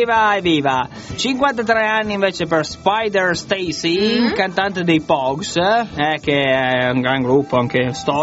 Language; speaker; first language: Italian; native; Italian